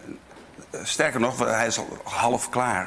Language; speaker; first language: Dutch; native; Dutch